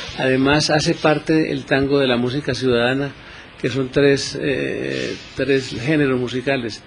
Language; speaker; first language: Spanish; native; Spanish